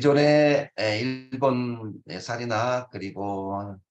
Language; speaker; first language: Korean; native; Korean